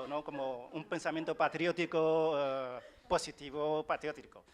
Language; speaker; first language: Spanish; early bilingual, other home language; Chinese